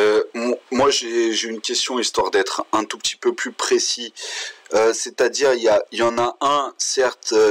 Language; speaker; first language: French; native; French